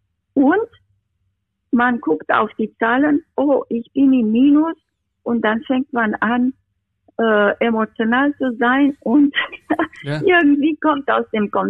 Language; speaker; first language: German; non-native, fluent; Romanian